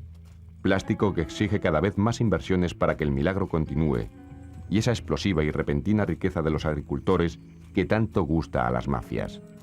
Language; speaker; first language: Spanish; native; Spanish